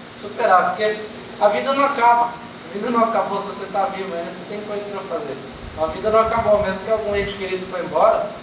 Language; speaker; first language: Portuguese; native; Portuguese